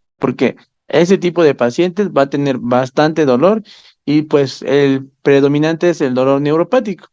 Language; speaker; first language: Spanish; native; Spanish